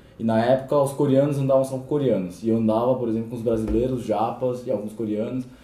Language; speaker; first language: Portuguese; early bilingual, other home language; Korean